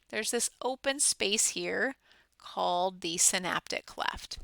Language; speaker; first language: English; native; English